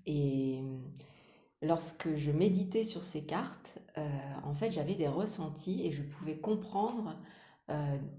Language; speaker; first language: French; native; French